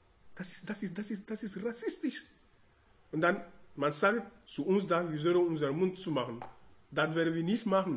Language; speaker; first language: German; non-native, learner; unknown